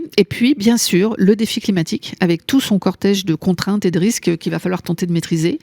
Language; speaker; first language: French; native; French